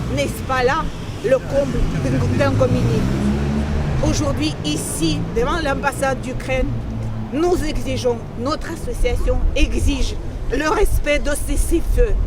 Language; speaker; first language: French; non-native, learner; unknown